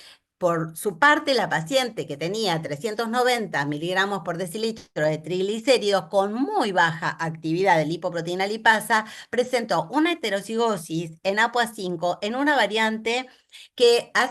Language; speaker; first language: Spanish; native; Spanish